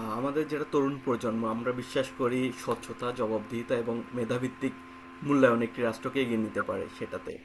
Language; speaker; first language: Bangla; native; Bangla